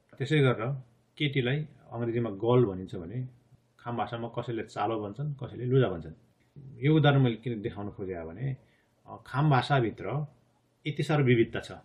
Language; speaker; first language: Nepali; non-native, local second language; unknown